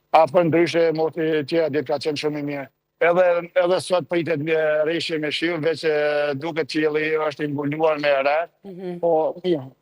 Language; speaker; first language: Albanian; early bilingual, heritage; Albanian